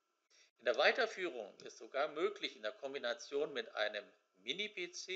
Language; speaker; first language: German; native; German